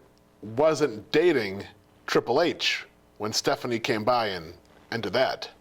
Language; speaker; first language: English; native; English